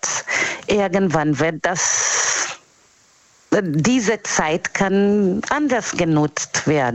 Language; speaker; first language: German; non-native, learner; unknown